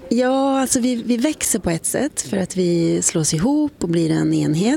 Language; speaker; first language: Swedish; native; Swedish